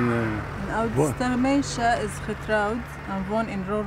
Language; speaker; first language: Dutch; non-native, learner; Arabic